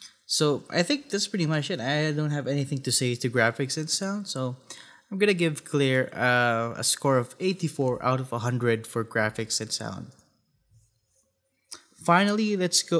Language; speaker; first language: English; non-native, fluent; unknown